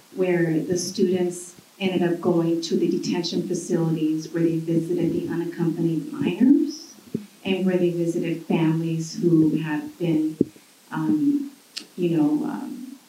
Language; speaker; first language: English; early bilingual, other home language; Spanish